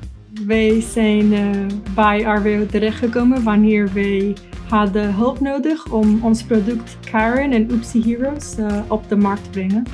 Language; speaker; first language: Dutch; non-native, fluent; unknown